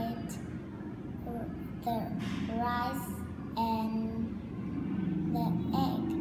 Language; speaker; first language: English; non-native, learner; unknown